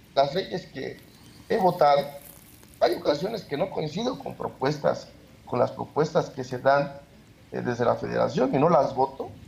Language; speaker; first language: Spanish; native; Spanish